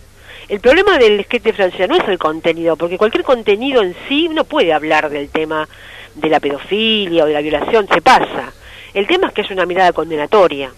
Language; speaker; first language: Spanish; native; Spanish